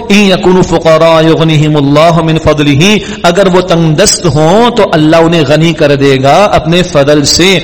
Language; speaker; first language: Urdu; native; Urdu